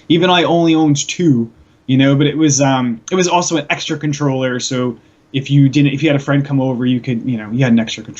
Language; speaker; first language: English; native; English